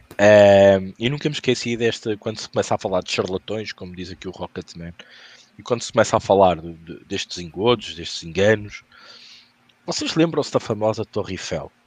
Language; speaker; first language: Portuguese; native; Portuguese